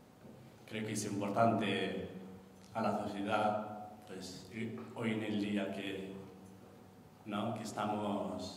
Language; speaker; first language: Spanish; non-native, fluent; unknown